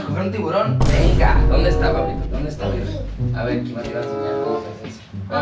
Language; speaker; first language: Spanish; native; Spanish